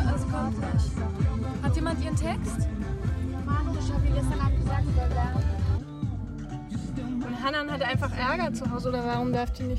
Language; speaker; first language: German; early bilingual, other home language; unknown